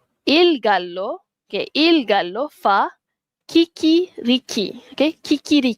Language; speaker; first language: Italian; non-native, fluent; Malay